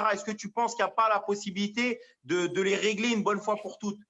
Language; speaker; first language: French; native; French